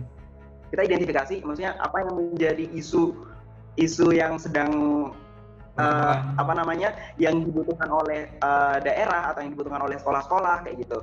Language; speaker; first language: Indonesian; non-native, local second language; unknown